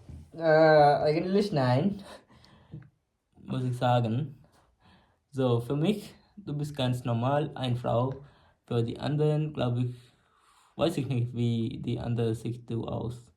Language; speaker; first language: German; non-native, learner; Malayalam